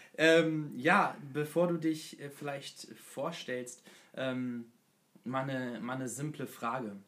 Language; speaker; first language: German; native; German